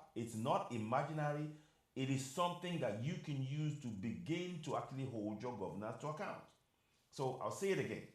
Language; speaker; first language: English; non-native, local second language; Yoruba